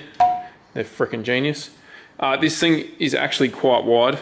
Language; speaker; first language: English; native; English